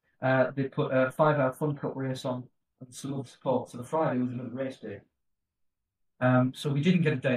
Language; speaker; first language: English; native; English